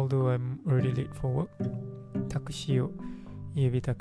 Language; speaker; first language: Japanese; non-native, learner; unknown